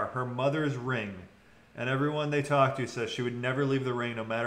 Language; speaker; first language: English; native; English